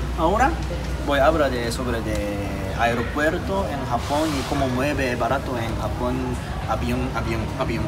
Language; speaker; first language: Spanish; non-native, learner; Japanese